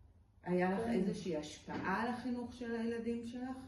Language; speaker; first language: Hebrew; native; Hebrew